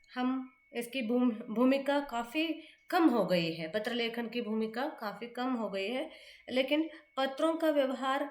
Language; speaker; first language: Hindi; non-native, local second language; Kannada